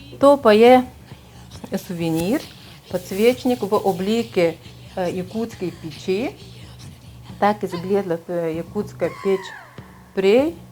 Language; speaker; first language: Slovenian; non-native, fluent; Russian